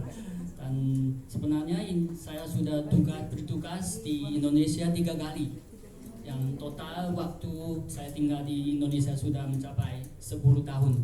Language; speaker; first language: Indonesian; non-native, fluent; Chinese